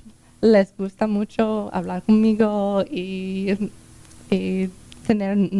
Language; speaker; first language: Spanish; non-native, learner; English